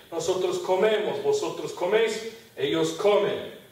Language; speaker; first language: Spanish; non-native, fluent; English